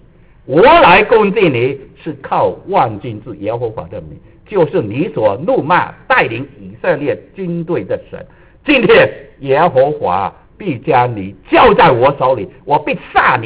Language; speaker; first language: Chinese; native; Chinese